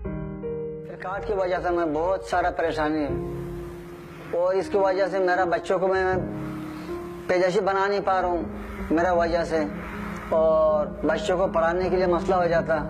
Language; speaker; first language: Hindi; non-native, learner; Rohingya